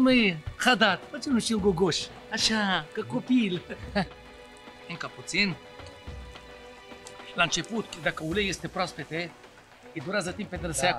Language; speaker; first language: Romanian; non-native, learner; Arabic